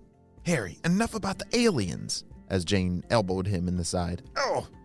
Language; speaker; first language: English; native; English